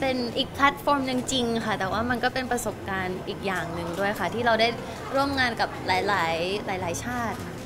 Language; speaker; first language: Thai; non-native, local second language; English